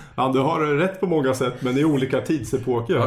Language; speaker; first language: Swedish; native; Swedish